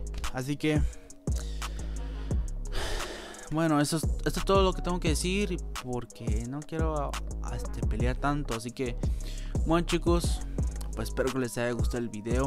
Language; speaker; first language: Spanish; native; Spanish